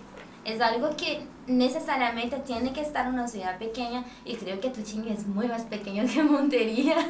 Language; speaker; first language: Spanish; non-native, fluent; Portuguese